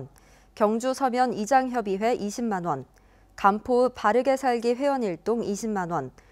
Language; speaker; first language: Korean; native; Korean